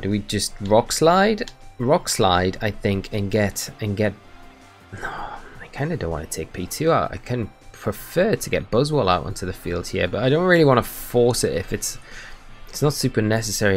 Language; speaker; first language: English; native; English